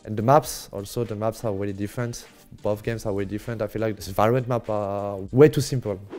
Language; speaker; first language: English; non-native, fluent; French